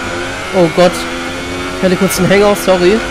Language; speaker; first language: German; native; German